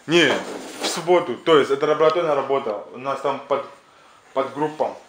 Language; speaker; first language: Russian; non-native, learner; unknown